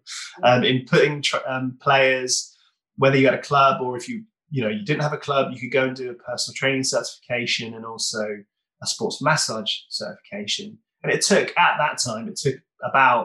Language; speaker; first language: English; native; English